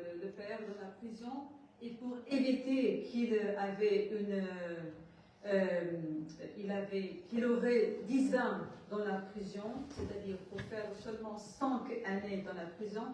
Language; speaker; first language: French; non-native, learner; Portuguese